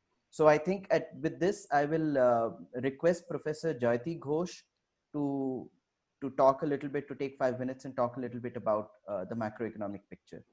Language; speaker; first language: English; non-native, local second language; Hindi